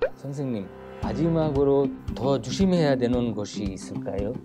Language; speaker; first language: Korean; non-native, fluent; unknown